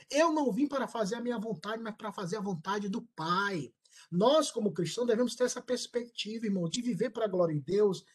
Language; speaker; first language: Portuguese; native; Portuguese